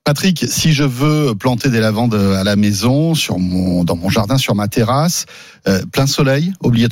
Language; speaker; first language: French; native; French